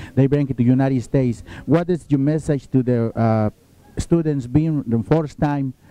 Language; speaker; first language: English; non-native, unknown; Spanish